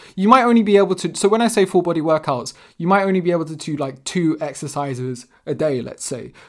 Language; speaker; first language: English; native; English